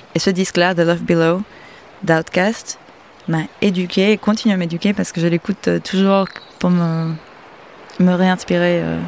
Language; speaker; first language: French; non-native, fluent; English